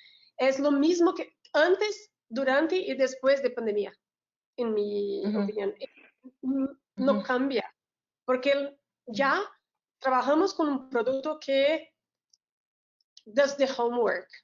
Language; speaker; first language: Spanish; non-native, learner; Portuguese